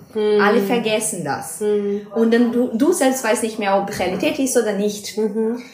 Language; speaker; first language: German; non-native, fluent; Portuguese